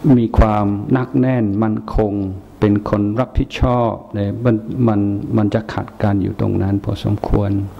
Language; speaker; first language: Thai; non-native, fluent; English